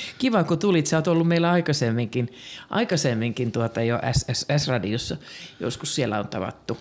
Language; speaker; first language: Finnish; native; Finnish